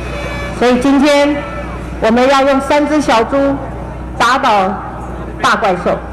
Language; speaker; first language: Chinese; native; Chinese